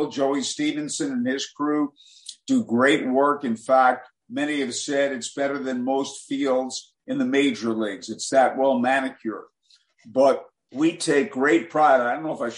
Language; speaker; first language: English; native; English